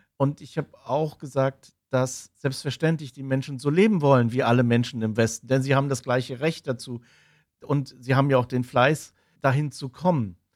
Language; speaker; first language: German; native; German